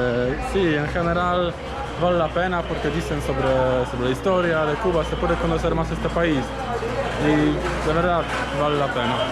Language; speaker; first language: Spanish; non-native, fluent; Polish